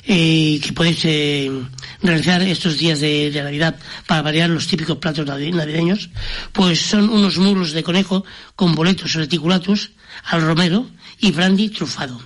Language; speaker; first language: Spanish; native; Spanish